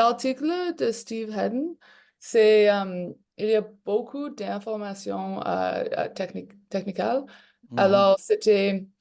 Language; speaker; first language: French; non-native, local second language; English